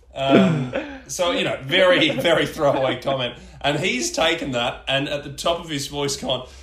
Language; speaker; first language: English; native; English